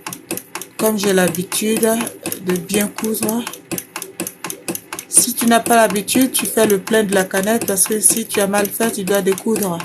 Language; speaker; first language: French; native; French